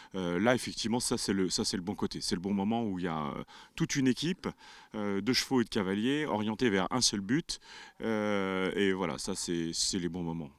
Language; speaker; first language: French; native; French